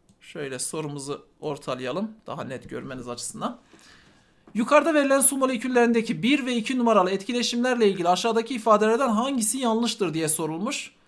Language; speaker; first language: Turkish; native; Turkish